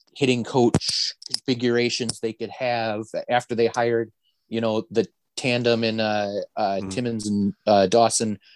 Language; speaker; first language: English; native; English